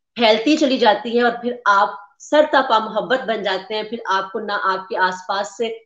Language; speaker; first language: Urdu; native; Urdu